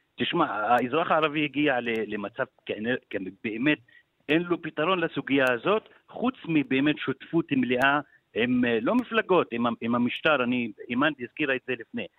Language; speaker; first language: Hebrew; non-native, local second language; Arabic